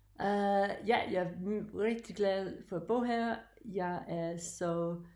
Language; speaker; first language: Danish; non-native, learner; English